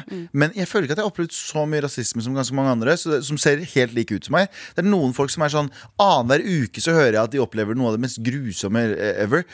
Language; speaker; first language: Norwegian; early bilingual, other home language; Kurdish